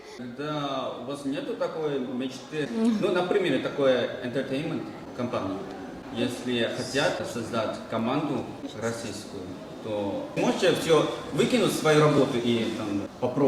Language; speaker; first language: Russian; non-native, fluent; Korean